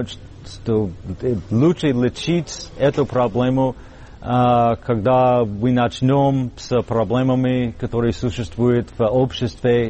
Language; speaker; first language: Russian; non-native, learner; English